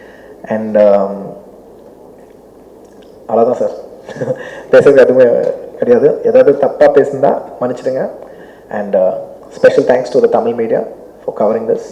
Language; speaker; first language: Tamil; non-native, local second language; Telugu